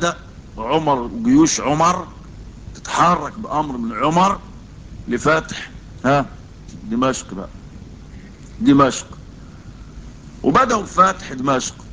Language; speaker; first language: Arabic; native; Arabic